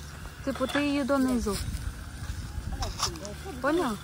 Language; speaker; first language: Korean; non-native, learner; Ukrainian